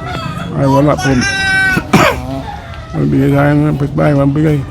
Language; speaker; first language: Filipino; non-native, local second language; Cebuano